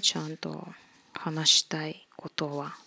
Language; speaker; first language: Japanese; non-native, fluent; Russian